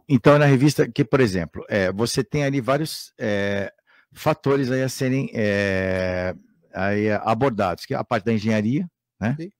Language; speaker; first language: Portuguese; native; Portuguese